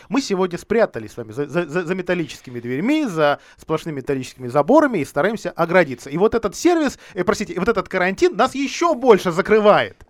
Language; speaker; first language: Russian; native; Russian